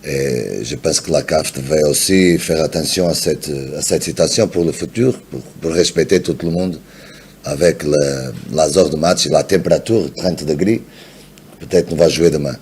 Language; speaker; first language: French; non-native, learner; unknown